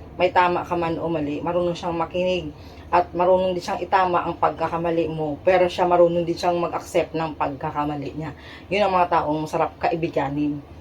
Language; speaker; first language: Filipino; non-native, local second language; Hiligaynon